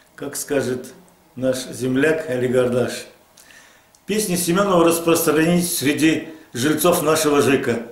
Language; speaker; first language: Russian; native; Russian